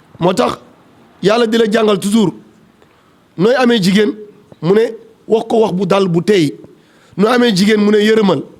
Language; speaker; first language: Wolof; native; Wolof